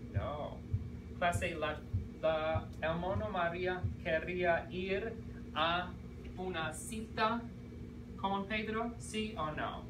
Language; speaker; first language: Spanish; non-native, fluent; English